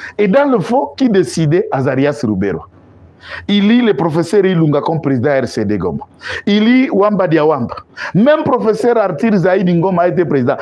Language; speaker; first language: French; non-native, local second language; Lingala